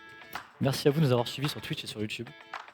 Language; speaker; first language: French; native; French